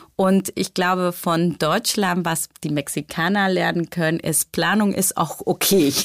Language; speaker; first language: German; non-native, fluent; Spanish